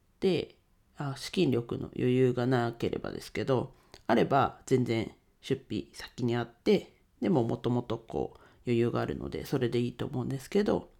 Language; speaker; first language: Japanese; native; Japanese